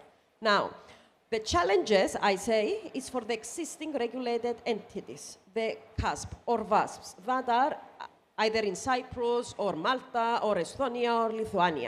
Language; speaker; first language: English; non-native, fluent; Greek